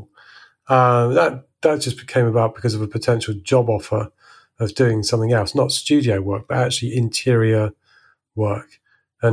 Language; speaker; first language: English; native; English